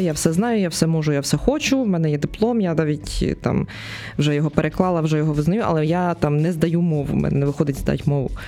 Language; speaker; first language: Ukrainian; native; Ukrainian